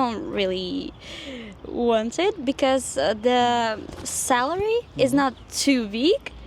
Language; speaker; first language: English; non-native, fluent; Russian